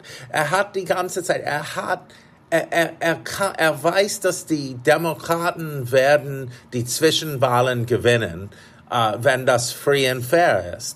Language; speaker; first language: German; non-native, fluent; English